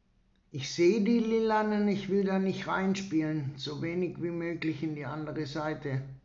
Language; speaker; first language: German; native; German